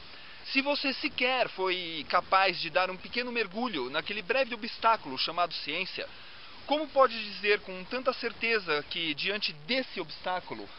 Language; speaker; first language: Portuguese; native; Portuguese